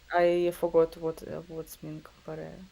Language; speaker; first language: English; non-native, learner; Russian